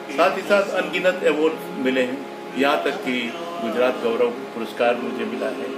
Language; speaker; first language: Hindi; non-native, local second language; Gujarati